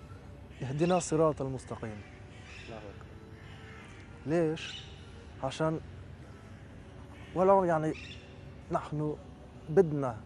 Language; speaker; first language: Arabic; non-native, learner; French